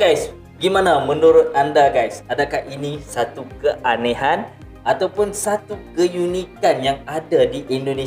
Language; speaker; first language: Malay; native; Malay